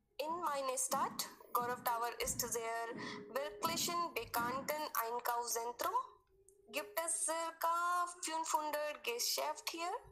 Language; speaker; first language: German; non-native, learner; Hindi